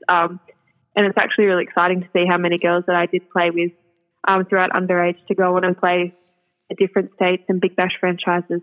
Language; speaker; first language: English; native; English